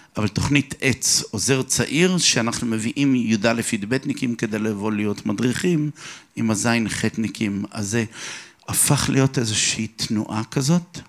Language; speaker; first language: Hebrew; early bilingual, other home language; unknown